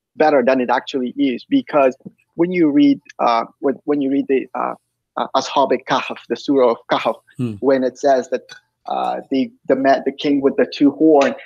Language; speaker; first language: English; non-native, fluent; Persian